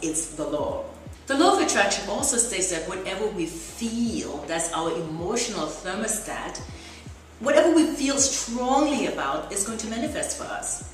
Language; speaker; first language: English; native; English